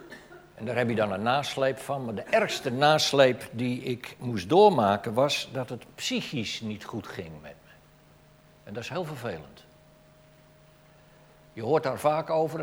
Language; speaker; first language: Dutch; native; Dutch